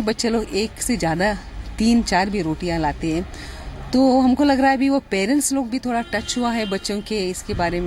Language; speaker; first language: Hindi; non-native, local second language; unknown